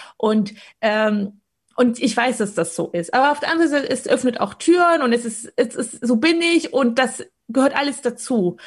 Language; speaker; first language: German; early bilingual, other home language; Polish